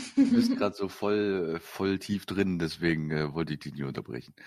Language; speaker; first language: German; native; German